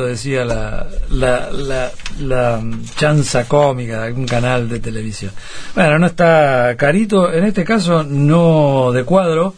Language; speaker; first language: Spanish; native; Spanish